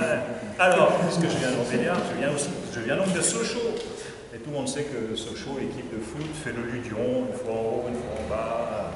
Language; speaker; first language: French; native; French